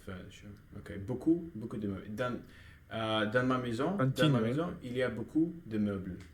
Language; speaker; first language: French; non-native, learner; Russian